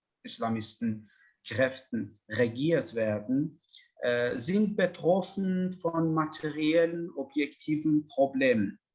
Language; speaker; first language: German; non-native, fluent; Persian